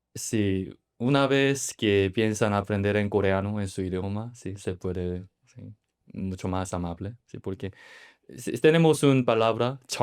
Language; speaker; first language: Spanish; non-native, learner; Korean